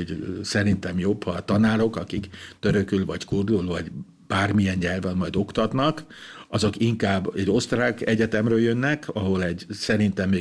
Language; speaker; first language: Hungarian; non-native, local second language; German